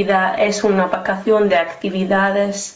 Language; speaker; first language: Spanish; non-native, learner; English